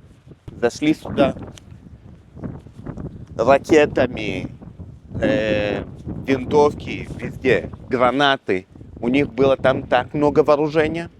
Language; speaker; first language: Russian; early bilingual, heritage; Russian